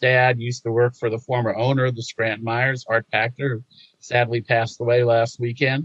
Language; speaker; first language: English; native; English